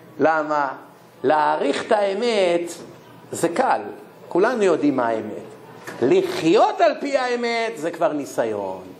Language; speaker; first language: Hebrew; native; Hebrew